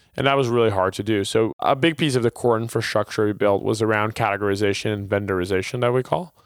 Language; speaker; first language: English; non-native, fluent; Portuguese